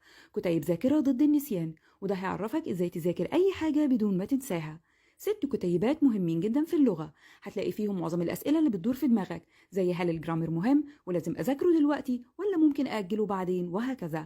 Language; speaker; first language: Arabic; native; Arabic